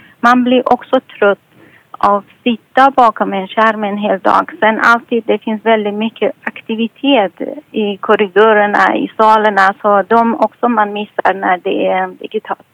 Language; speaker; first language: Swedish; non-native, fluent; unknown